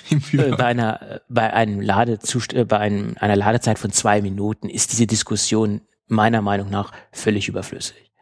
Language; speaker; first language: German; native; German